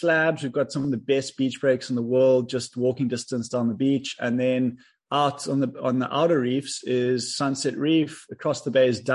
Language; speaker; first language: English; native; English